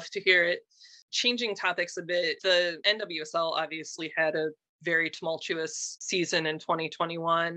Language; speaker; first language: English; native; English